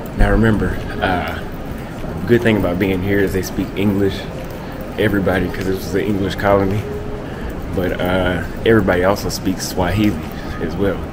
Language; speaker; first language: English; native; English